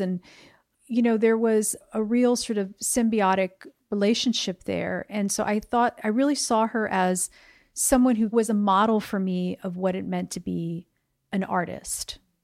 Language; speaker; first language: English; early bilingual, other home language; Spanish